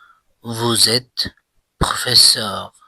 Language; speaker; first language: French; non-native, fluent; Persian